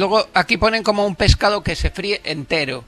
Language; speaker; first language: Spanish; native; Spanish